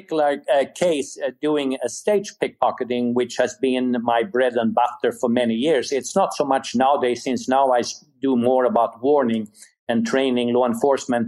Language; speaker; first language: English; non-native, fluent; Swedish